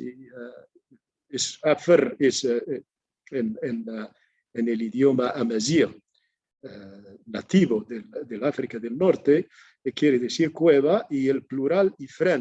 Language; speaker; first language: Spanish; non-native, fluent; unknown